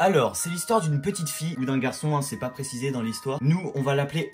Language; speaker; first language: French; native; French